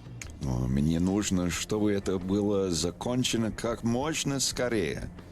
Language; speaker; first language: Russian; non-native, learner; English